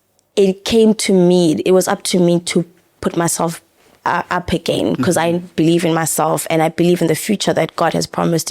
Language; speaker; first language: English; non-native, local second language; Zulu